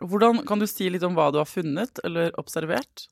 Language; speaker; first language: Norwegian; native; Norwegian